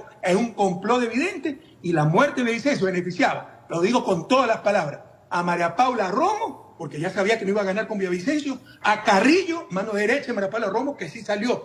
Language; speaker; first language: Spanish; native; Spanish